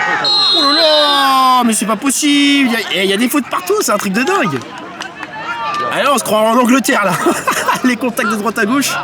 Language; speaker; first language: French; native; French